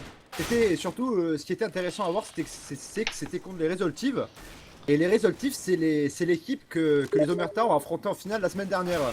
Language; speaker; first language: French; native; French